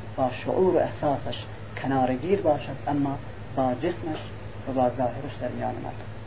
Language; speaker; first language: Persian; non-native, local second language; Central Kurdish